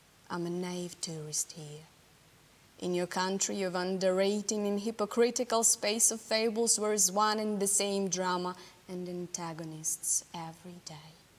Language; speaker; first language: English; non-native, fluent; Ukrainian